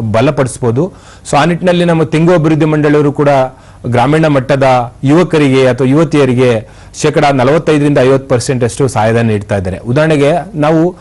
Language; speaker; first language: Kannada; native; Kannada